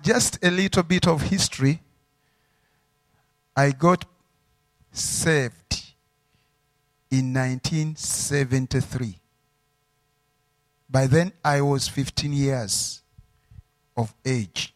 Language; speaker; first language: English; non-native, local second language; Ganda